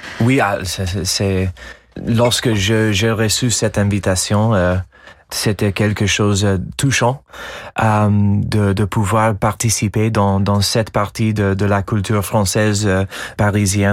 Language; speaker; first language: French; non-native, fluent; English